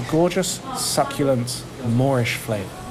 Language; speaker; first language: English; native; English